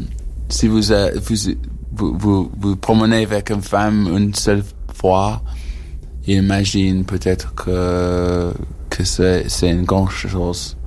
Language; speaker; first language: French; non-native, learner; English